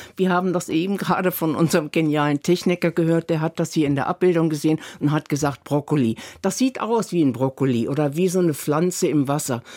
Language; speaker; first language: German; native; German